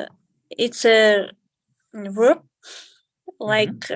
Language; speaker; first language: English; non-native, learner; Kazakh